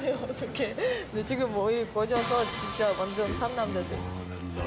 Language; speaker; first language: Korean; non-native, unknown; Russian